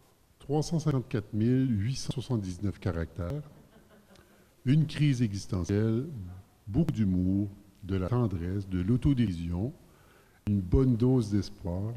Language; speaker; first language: French; native; French